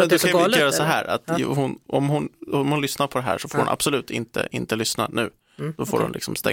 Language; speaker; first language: Swedish; native; Swedish